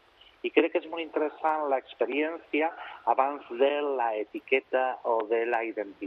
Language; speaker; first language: Catalan; non-native, learner; Spanish